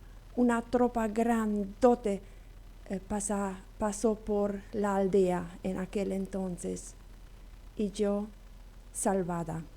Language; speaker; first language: Spanish; non-native, local second language; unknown